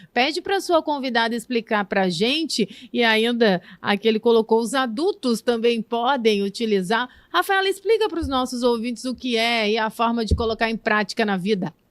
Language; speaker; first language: Portuguese; native; Portuguese